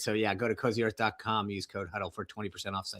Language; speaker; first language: English; native; English